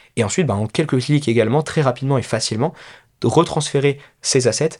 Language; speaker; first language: French; native; French